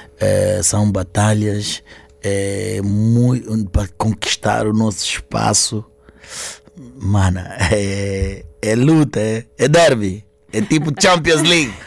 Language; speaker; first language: Portuguese; non-native, local second language; Upper Guinea Crioulo